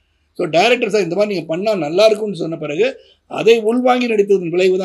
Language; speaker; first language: Tamil; native; Tamil